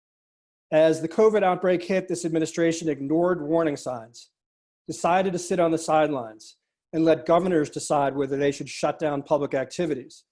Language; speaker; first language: English; native; English